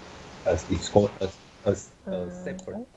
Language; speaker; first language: English; non-native, learner; Chinese